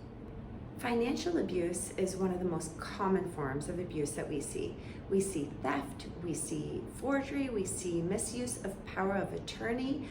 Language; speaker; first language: English; native; English